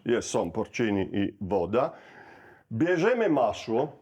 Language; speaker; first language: Polish; non-native, learner; Italian